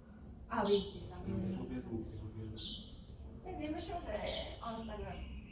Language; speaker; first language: French; non-native, learner; Japanese